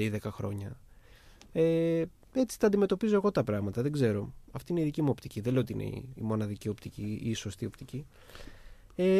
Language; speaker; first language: Greek; native; Greek